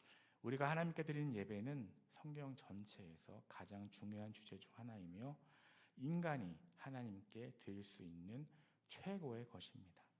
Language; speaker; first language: Korean; native; Korean